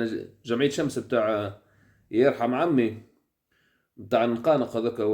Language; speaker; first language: Arabic; native; Arabic